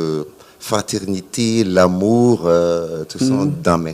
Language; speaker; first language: French; non-native, local second language; Malagasy